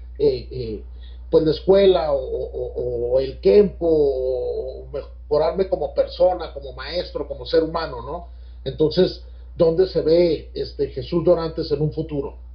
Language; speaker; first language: Spanish; native; Spanish